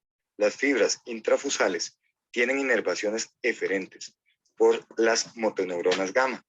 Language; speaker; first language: Spanish; native; Spanish